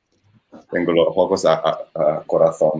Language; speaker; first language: Spanish; non-native, fluent; Italian